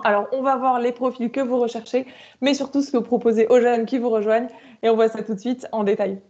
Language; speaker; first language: French; native; French